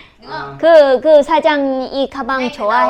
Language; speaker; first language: Korean; non-native, learner; Vietnamese